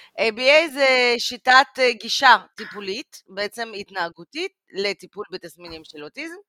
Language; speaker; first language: Hebrew; early bilingual, other home language; Russian